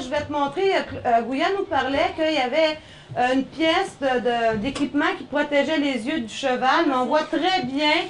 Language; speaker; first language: French; native; French